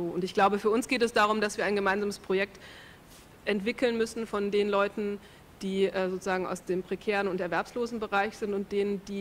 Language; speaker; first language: German; native; German